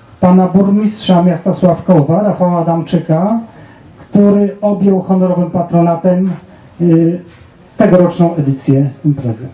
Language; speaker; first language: Polish; native; Polish